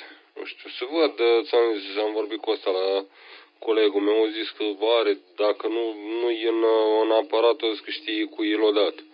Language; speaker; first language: Romanian; native; Romanian